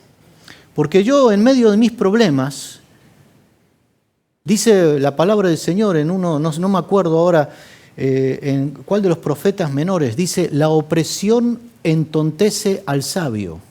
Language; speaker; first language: Spanish; native; Spanish